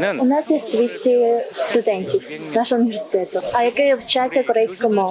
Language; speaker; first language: Ukrainian; non-native, learner; Korean